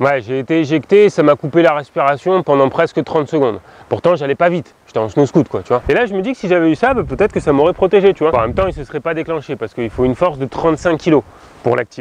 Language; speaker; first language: French; native; French